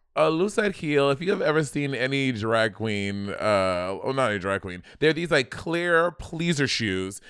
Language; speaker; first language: English; native; English